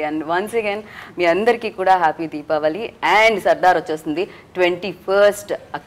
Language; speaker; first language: Telugu; native; Telugu